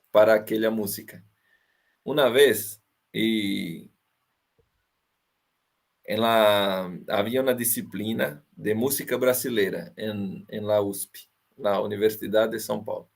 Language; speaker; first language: Spanish; non-native, fluent; Portuguese